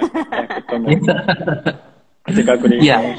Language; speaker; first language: Indonesian; non-native, fluent; Japanese